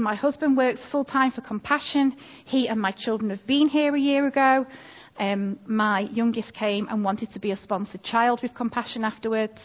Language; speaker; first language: English; native; English